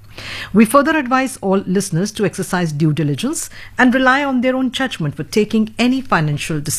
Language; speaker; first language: English; non-native, local second language; Hindi